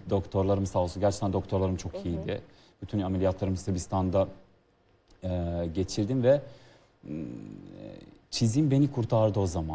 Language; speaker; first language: Turkish; non-native, fluent; Serbian